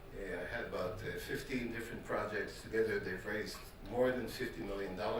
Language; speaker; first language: English; non-native, fluent; Hebrew